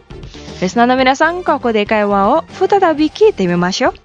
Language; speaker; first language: Japanese; non-native, fluent; Indonesian